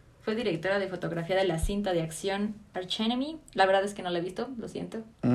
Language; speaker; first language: Spanish; native; Spanish